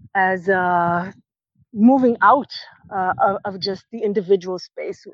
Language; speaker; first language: English; non-native, fluent; Hebrew